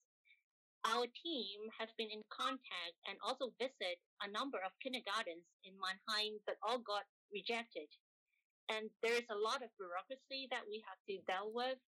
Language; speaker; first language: English; non-native, local second language; Cantonese